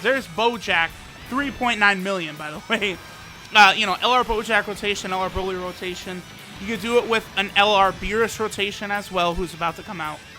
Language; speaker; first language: English; native; English